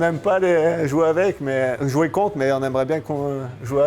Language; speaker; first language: French; native; French